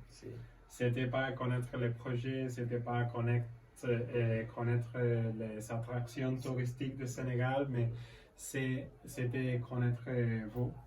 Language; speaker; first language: French; non-native, learner; Spanish